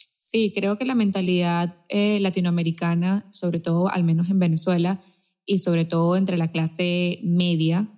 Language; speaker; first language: Spanish; native; Spanish